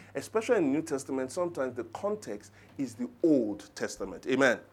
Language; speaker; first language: English; non-native, local second language; Yoruba